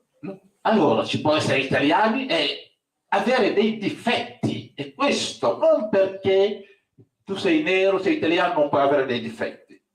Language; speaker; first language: Italian; non-native, fluent; Wolof